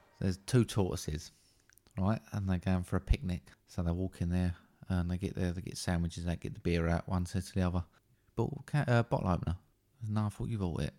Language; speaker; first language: English; native; English